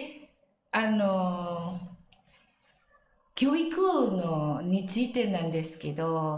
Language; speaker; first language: Japanese; non-native, learner; Indonesian